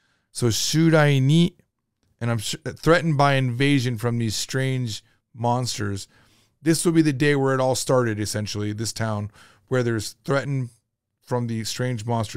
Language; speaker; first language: English; native; English